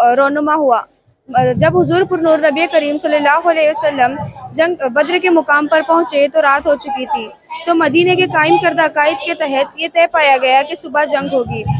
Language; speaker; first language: Urdu; native; Urdu